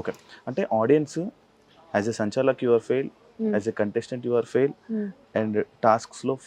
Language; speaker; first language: Telugu; native; Telugu